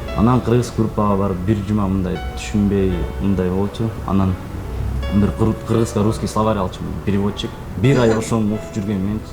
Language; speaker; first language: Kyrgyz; non-native, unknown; Russian